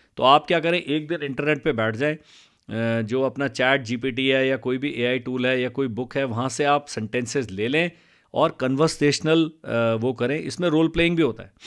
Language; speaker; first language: Hindi; non-native, local second language; Punjabi